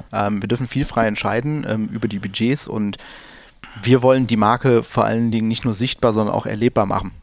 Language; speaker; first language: German; native; German